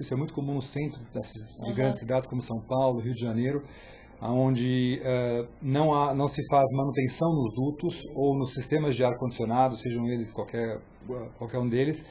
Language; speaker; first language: Portuguese; native; Portuguese